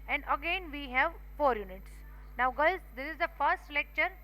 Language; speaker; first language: English; non-native, local second language; Gujarati